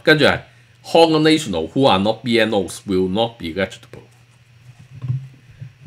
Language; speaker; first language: English; non-native, local second language; Cantonese